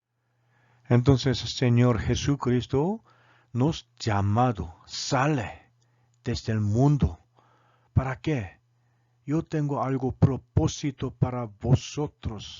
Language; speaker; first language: Spanish; non-native, learner; Korean